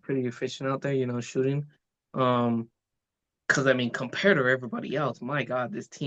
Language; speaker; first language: English; native; English